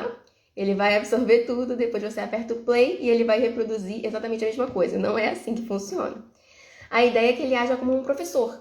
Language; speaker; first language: Portuguese; native; Portuguese